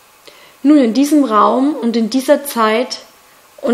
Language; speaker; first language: German; native; German